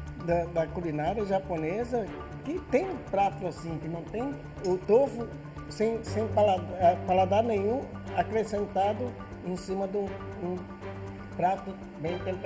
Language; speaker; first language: Portuguese; non-native, fluent; Japanese